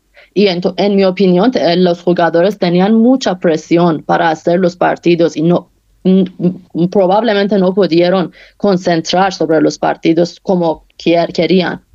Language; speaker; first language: Spanish; non-native, fluent; Persian